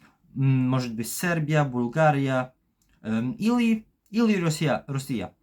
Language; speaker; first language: Russian; non-native, learner; Polish